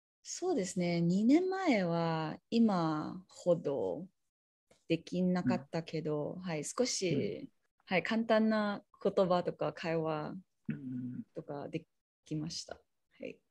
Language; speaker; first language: Japanese; non-native, learner; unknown